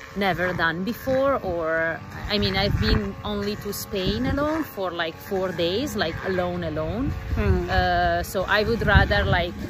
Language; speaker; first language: English; non-native, fluent; Italian